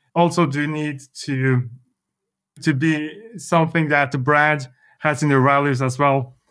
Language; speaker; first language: English; non-native, fluent; Norwegian